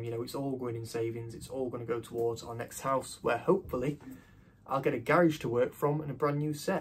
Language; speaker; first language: English; native; English